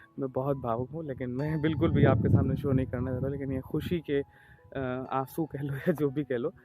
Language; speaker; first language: Hindi; native; Hindi